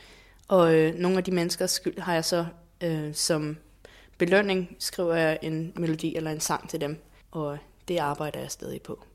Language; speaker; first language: Danish; native; Danish